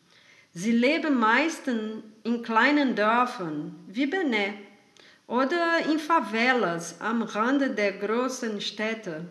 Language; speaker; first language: German; non-native, fluent; Portuguese